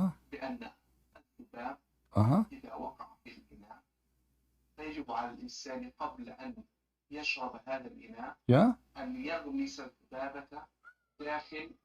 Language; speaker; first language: Arabic; native; Arabic